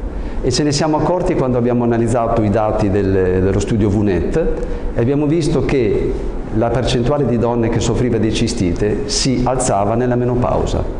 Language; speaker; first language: Italian; native; Italian